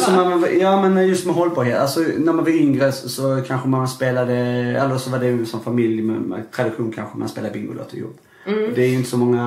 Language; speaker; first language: Swedish; native; Swedish